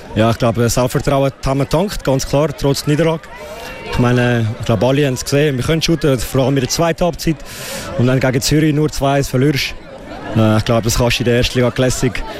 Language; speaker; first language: German; native; German